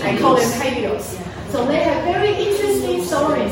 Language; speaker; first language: English; non-native, fluent; Chinese